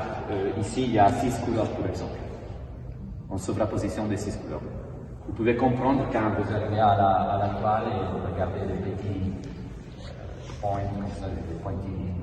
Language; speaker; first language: French; non-native, fluent; Italian